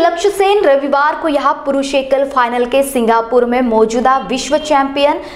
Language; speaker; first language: Hindi; non-native, local second language; Marathi